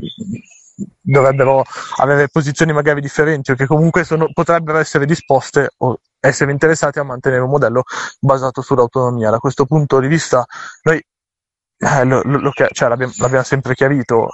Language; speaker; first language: Italian; native; Italian